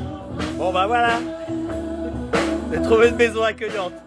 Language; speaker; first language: French; native; French